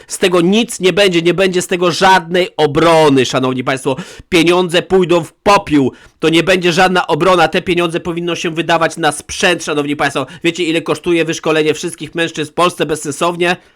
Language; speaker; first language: Polish; native; Polish